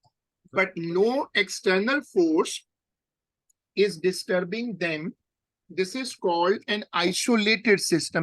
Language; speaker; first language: English; non-native, local second language; Urdu